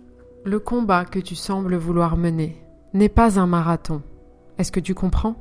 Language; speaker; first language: French; native; French